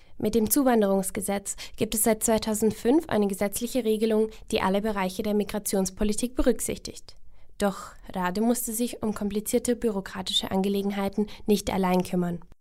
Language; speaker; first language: German; native; German